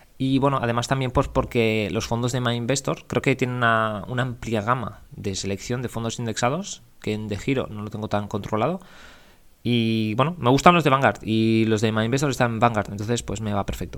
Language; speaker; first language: Spanish; native; Spanish